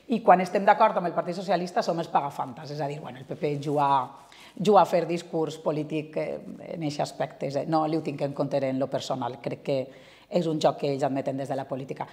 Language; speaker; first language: Catalan; native; Catalan